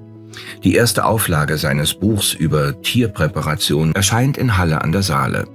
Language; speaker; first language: German; native; German